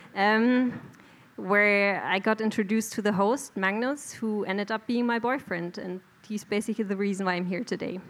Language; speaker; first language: English; non-native, fluent; German